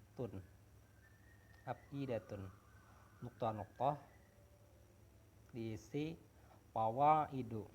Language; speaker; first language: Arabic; non-native, learner; Indonesian